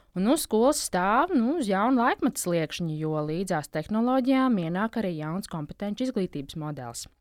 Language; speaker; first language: Latvian; native; Latvian